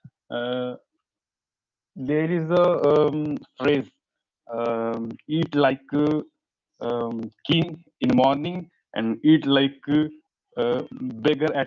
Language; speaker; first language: English; non-native, learner; Marathi